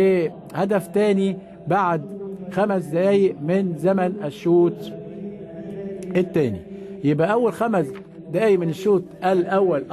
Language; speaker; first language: Arabic; native; Arabic